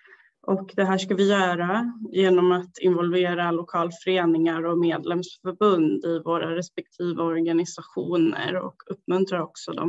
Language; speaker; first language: Swedish; native; Swedish